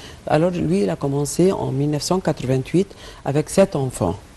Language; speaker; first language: French; non-native, fluent; Arabic